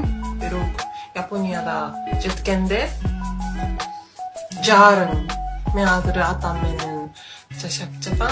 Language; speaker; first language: Kyrgyz; non-native, learner; Japanese